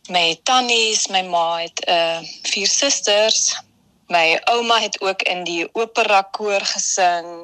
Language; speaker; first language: Afrikaans; early bilingual, heritage; German